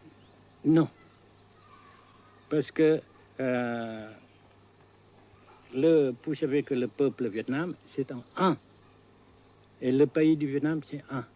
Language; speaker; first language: French; non-native, local second language; Vietnamese